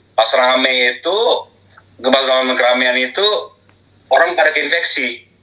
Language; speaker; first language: Indonesian; non-native, local second language; Minangkabau